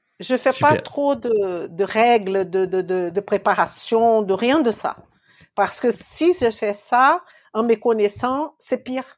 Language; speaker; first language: French; non-native, fluent; Portuguese